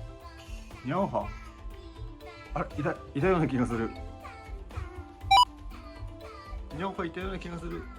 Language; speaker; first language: Japanese; native; Japanese